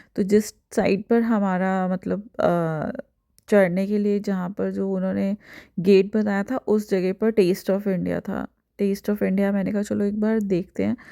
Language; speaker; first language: Hindi; native; Hindi